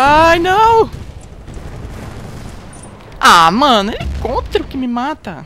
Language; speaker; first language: Portuguese; native; Portuguese